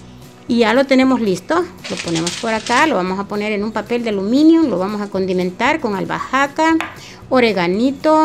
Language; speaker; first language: Spanish; native; Spanish